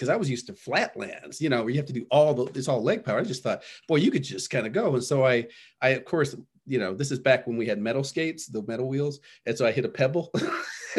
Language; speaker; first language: English; native; English